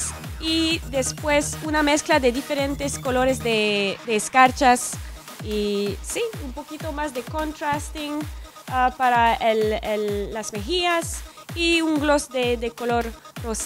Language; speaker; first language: Spanish; non-native, fluent; French